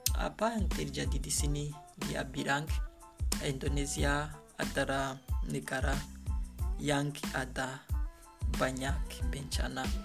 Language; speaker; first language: Indonesian; non-native, learner; Kinyarwanda